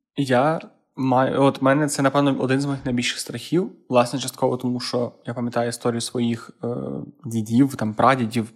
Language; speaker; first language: Ukrainian; native; Ukrainian